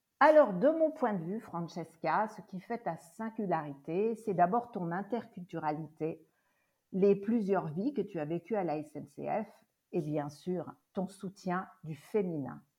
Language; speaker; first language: French; native; French